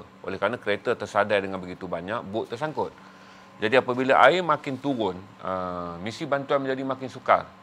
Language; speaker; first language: Malay; native; Malay